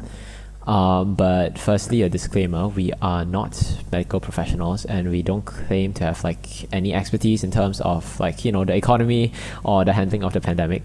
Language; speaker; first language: English; non-native, local second language; Chinese